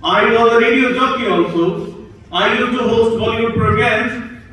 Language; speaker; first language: English; non-native, local second language; Hindi